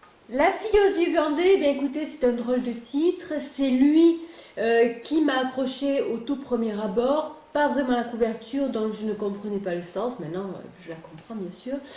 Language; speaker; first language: French; native; French